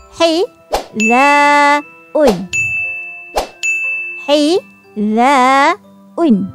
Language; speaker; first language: Arabic; non-native, fluent; Malay